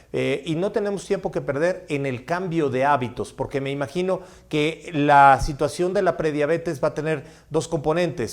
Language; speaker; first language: Spanish; native; Spanish